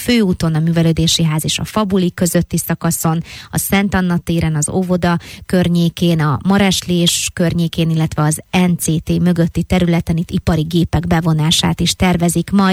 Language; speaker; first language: Hungarian; native; Hungarian